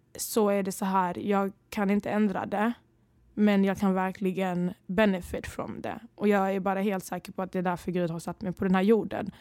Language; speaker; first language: Swedish; early bilingual, other home language; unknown